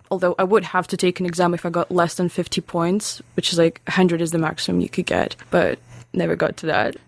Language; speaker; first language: English; non-native, fluent; Lithuanian